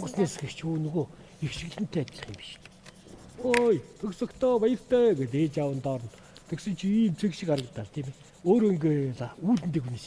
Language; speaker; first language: Mongolian; native; Mongolian